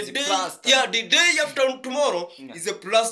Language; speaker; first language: English; non-native, learner; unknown